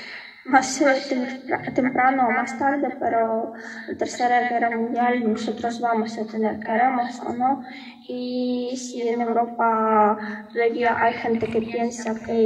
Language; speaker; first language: Spanish; non-native, fluent; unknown